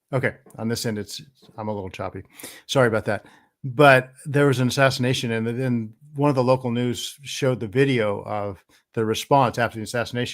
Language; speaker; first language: English; native; English